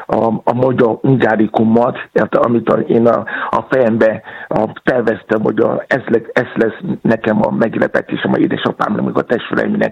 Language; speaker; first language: Hungarian; non-native, fluent; Yoruba